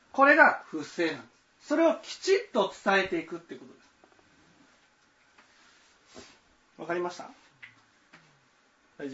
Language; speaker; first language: Japanese; native; Japanese